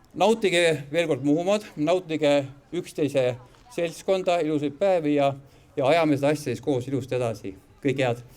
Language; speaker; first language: Estonian; native; Estonian